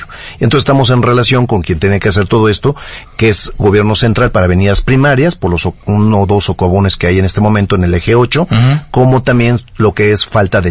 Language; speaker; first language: Spanish; native; Spanish